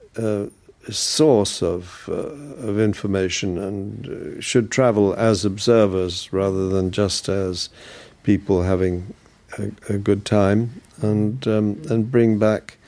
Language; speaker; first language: English; early bilingual, other home language; German